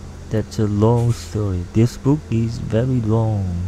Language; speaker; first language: English; non-native, learner; Korean